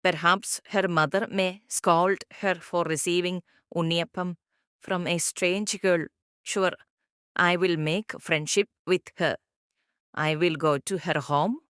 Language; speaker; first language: English; non-native, local second language; Malayalam